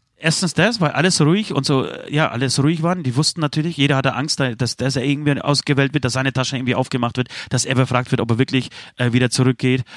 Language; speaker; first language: German; early bilingual, other home language; Polish